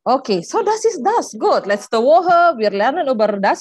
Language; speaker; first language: German; non-native, learner; Indonesian